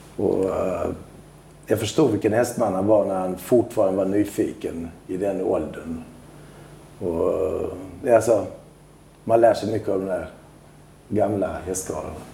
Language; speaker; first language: Swedish; early bilingual, other home language; Albanian